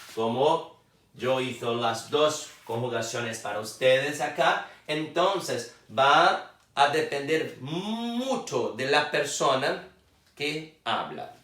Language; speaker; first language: Spanish; non-native, fluent; Portuguese